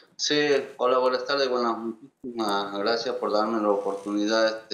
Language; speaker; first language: Spanish; native; Spanish